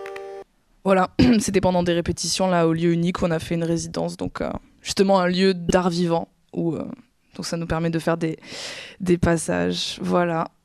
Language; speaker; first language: French; native; French